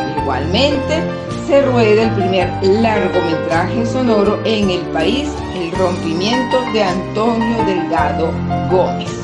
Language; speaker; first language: Spanish; native; Spanish